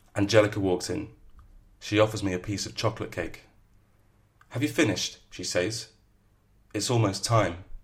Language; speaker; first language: English; native; English